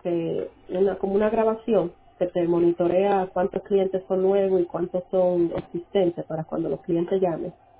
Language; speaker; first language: Spanish; early bilingual, heritage; Spanish